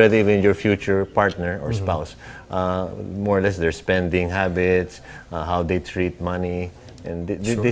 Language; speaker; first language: English; non-native, local second language; Filipino